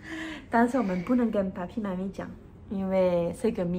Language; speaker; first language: Chinese; non-native, fluent; French